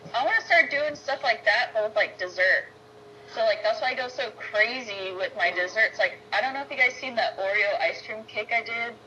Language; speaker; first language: English; native; English